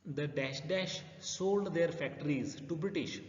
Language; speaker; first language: English; non-native, local second language; Kannada